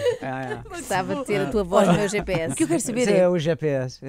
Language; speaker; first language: Portuguese; non-native, learner; English